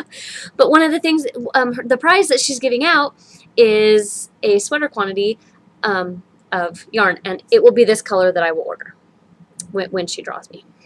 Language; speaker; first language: English; native; English